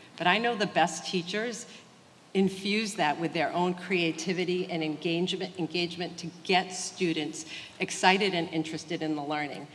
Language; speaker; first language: English; early bilingual, other home language; Portuguese